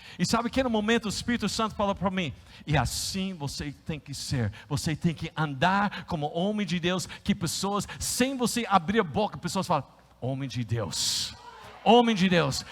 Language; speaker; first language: Portuguese; non-native, fluent; English